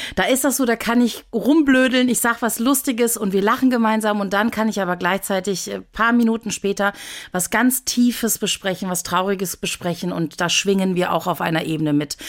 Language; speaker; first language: German; early bilingual, other home language; Turkish